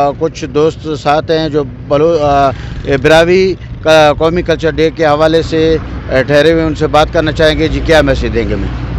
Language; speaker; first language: Urdu; non-native, local second language; Baluchi